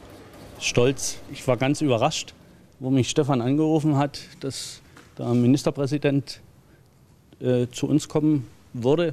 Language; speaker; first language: German; native; German